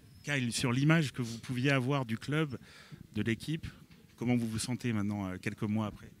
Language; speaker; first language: French; native; French